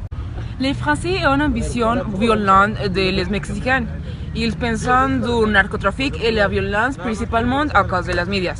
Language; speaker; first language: French; non-native, learner; Spanish